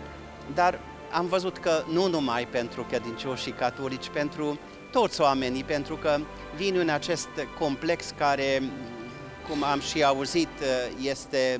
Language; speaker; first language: Romanian; non-native, local second language; Hungarian